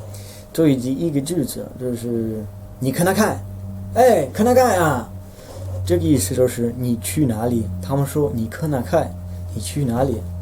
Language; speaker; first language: Chinese; non-native, fluent; Dutch